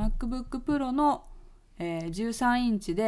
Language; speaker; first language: Japanese; native; Japanese